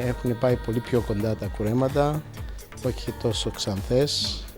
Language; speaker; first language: Greek; early bilingual, heritage; Greek